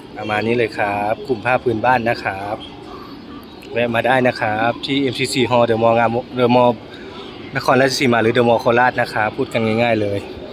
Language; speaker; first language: Thai; native; Thai